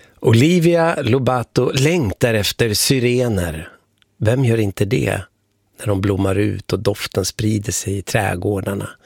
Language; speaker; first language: Swedish; native; Swedish